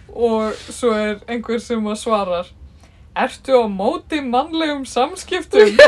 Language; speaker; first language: Icelandic; native; Icelandic